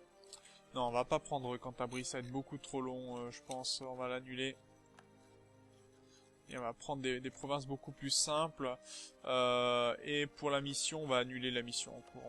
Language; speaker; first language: French; native; French